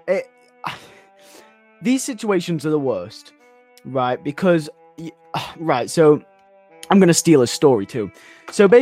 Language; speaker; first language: English; native; English